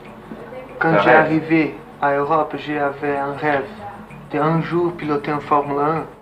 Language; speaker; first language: French; non-native, learner; Portuguese